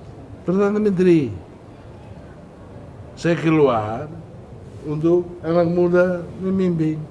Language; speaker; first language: Indonesian; non-native, fluent; Tetum